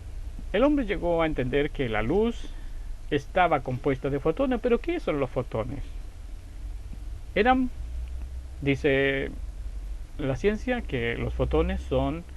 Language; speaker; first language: Spanish; native; Spanish